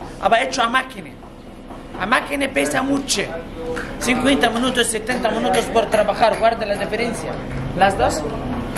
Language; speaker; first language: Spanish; non-native, learner; Arabic